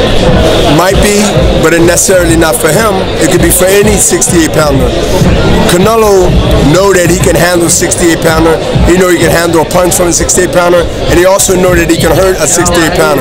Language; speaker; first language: English; native; English